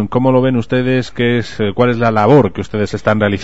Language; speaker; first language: Spanish; native; Spanish